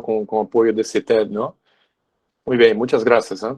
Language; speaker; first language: Spanish; non-native, fluent; Portuguese